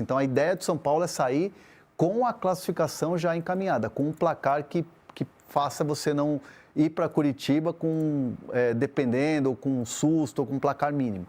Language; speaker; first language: Portuguese; native; Portuguese